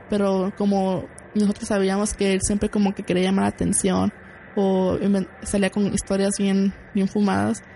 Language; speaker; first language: Spanish; early bilingual, heritage; Spanish